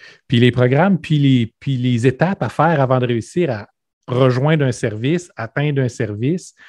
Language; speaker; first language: French; native; French